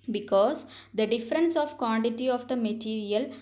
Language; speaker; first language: English; non-native, local second language; Malayalam